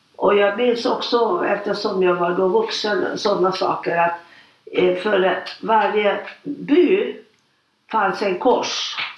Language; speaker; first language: Swedish; non-native, fluent; Hungarian